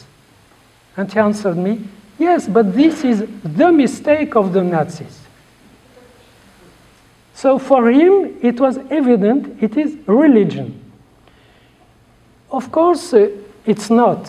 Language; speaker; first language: English; non-native, fluent; Arabic